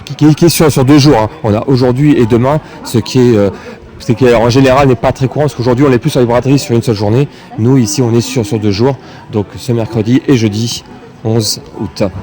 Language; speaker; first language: French; native; French